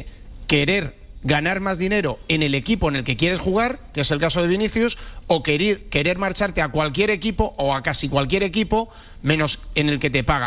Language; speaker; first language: Spanish; native; Spanish